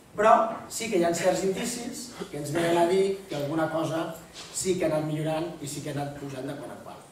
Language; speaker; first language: Catalan; native; Catalan